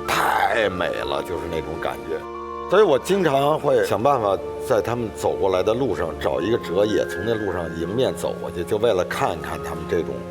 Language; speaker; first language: Chinese; native; Chinese